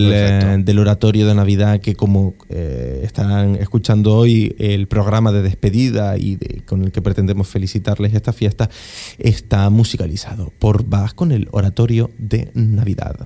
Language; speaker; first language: Spanish; native; Spanish